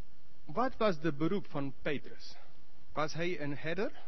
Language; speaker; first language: Dutch; non-native, learner; English